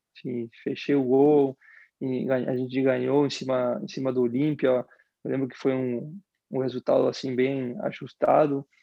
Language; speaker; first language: Portuguese; non-native, fluent; Spanish